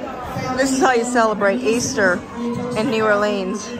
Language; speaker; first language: English; native; English